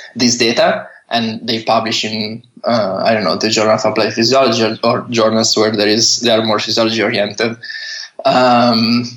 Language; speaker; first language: English; non-native, fluent; Italian